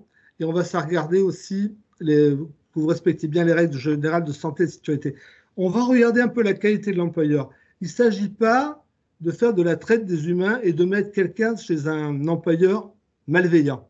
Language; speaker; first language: French; native; French